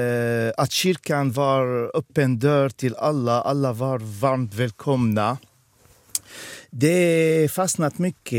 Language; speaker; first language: Swedish; non-native, fluent; Arabic